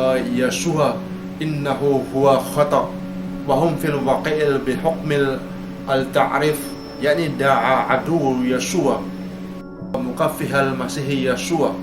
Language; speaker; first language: Arabic; non-native, learner; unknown